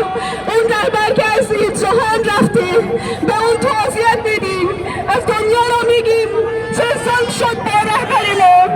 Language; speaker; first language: Persian; non-native, learner; Urdu